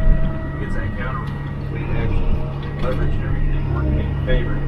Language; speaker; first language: English; native; English